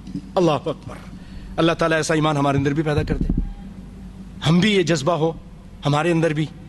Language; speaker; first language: Urdu; native; Urdu